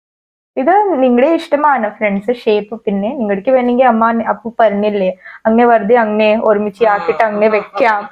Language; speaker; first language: Malayalam; non-native, learner; Hindi